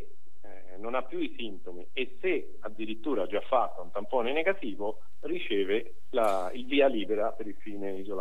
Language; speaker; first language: Italian; native; Italian